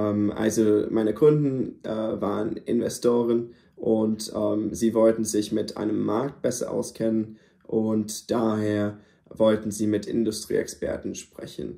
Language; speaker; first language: German; non-native, fluent; English